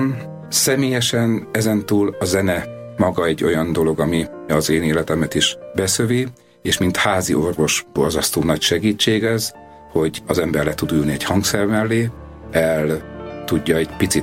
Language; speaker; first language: Hungarian; native; Hungarian